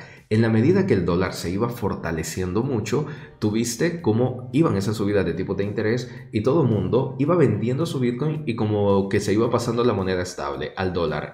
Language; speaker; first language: Spanish; native; Spanish